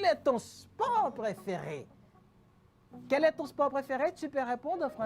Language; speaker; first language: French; non-native, fluent; Spanish